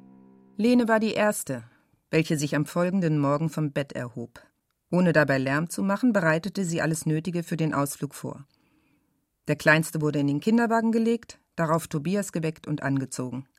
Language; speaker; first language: German; native; German